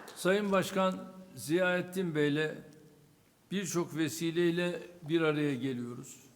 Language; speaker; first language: Turkish; native; Turkish